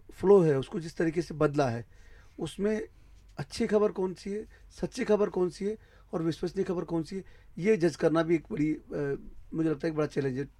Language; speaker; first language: Hindi; native; Hindi